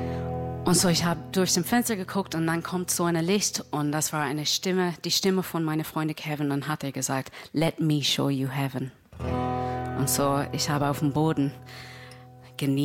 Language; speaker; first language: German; non-native, fluent; English